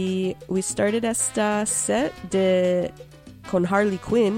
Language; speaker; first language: Spanish; non-native, local second language; English